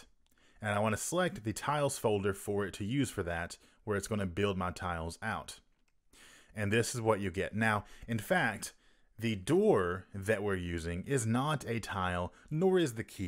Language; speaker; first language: English; native; English